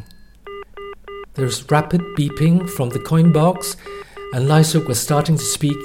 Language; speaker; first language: English; non-native, local second language; Cantonese